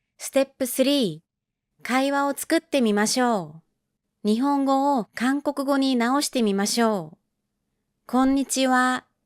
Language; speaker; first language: Japanese; non-native, fluent; Korean